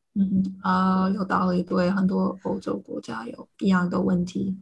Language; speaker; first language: Chinese; non-native, fluent; English